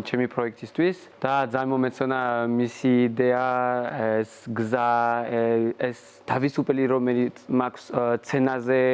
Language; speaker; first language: Georgian; non-native, fluent; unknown